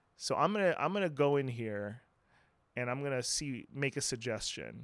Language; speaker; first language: English; non-native, local second language; Filipino